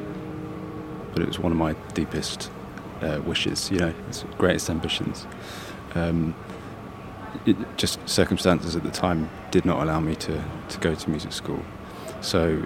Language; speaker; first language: English; native; English